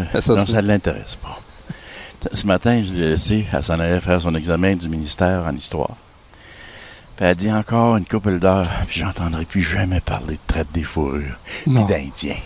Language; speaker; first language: French; native; French